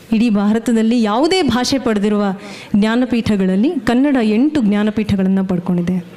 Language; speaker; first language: Kannada; native; Kannada